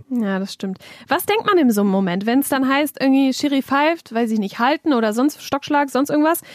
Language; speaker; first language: German; native; German